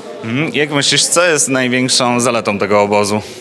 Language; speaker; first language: Polish; native; Polish